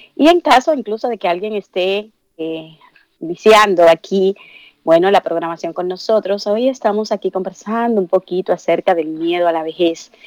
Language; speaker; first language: Spanish; native; Spanish